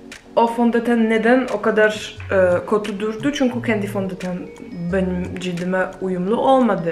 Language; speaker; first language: Turkish; non-native, fluent; Polish